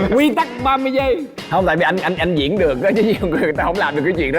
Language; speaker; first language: Vietnamese; native; Vietnamese